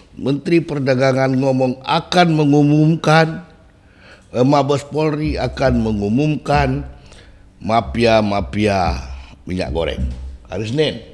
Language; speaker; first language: Indonesian; native; Indonesian